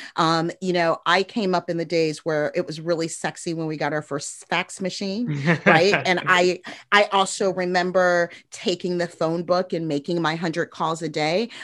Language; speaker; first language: English; native; English